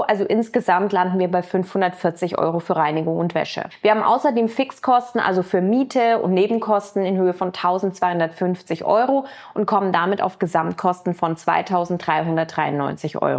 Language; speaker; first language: German; native; German